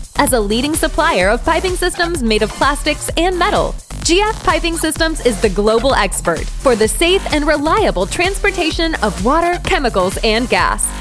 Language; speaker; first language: English; non-native, fluent; French